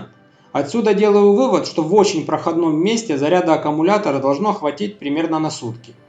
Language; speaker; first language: Russian; native; Russian